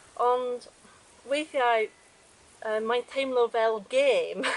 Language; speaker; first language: Welsh; non-native, learner; English